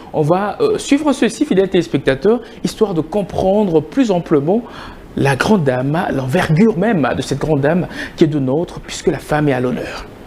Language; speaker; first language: French; non-native, local second language; Lingala